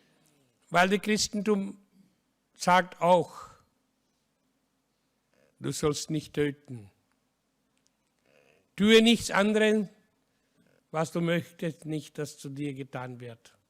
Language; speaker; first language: German; non-native, learner; Hindi